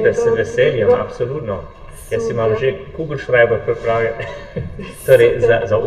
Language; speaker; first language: Slovenian; non-native, fluent; English